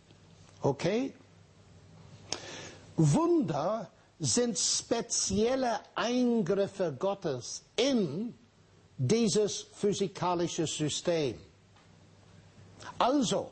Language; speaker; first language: German; non-native, fluent; English